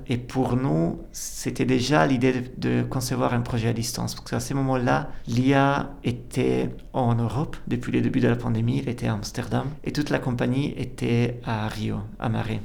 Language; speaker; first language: French; non-native, fluent; Italian